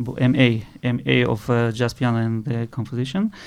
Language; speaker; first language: English; non-native, learner; Russian